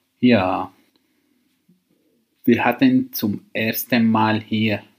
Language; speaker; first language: German; non-native, learner; Arabic